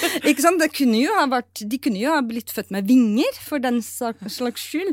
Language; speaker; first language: Norwegian; non-native, fluent; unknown